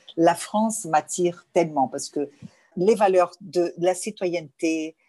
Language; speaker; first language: French; non-native, fluent; Portuguese